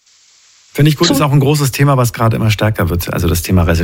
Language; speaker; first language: German; native; German